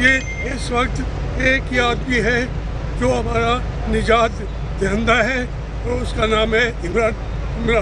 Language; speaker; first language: Urdu; native; Urdu